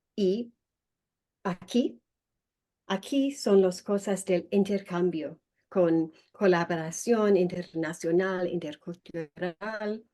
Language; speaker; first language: Spanish; non-native, learner; English